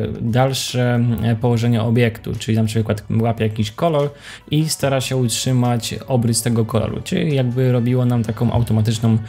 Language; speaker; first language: Polish; native; Polish